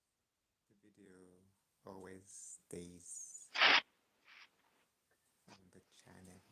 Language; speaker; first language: English; non-native, learner; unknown